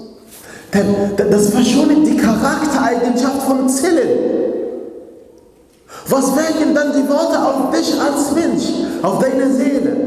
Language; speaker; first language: German; non-native, fluent; Arabic